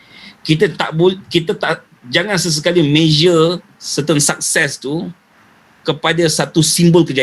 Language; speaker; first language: Malay; native; Malay